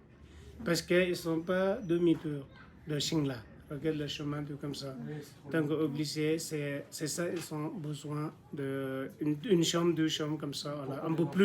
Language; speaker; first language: French; non-native, learner; Nepali